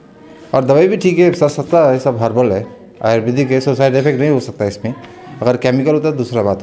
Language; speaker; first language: Hindi; non-native, learner; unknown